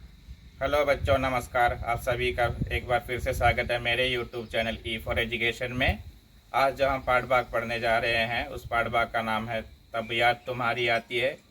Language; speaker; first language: Hindi; non-native, local second language; Malayalam